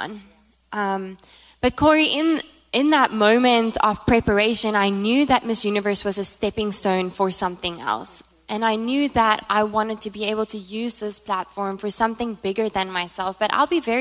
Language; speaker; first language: English; non-native, local second language; Afrikaans